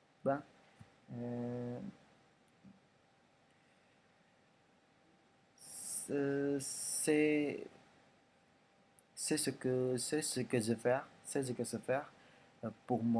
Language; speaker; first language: French; non-native, learner; Indonesian